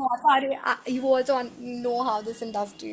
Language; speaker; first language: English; non-native, local second language; Hindi